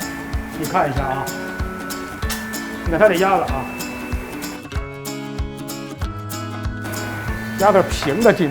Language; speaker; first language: Chinese; native; Chinese